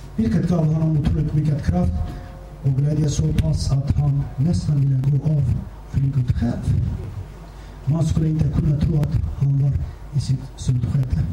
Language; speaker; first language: Swedish; non-native, fluent; Turkish